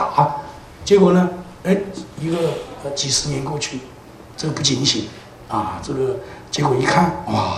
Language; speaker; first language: Chinese; native; Chinese